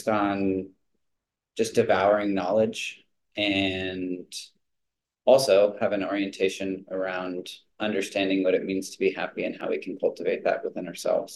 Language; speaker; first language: English; native; English